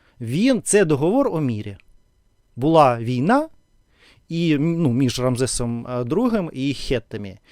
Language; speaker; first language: Ukrainian; non-native, fluent; Russian